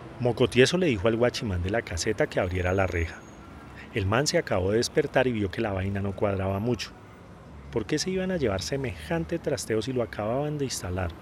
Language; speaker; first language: Spanish; native; Spanish